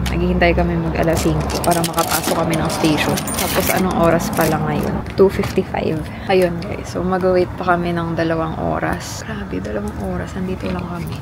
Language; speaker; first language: Filipino; native; Filipino